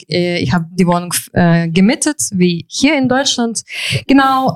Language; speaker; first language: German; non-native, fluent; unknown